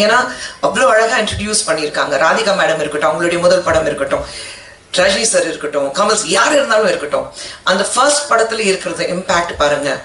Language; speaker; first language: Tamil; non-native, fluent; Hindi